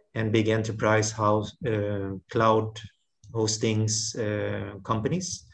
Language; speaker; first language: English; non-native, fluent; Swedish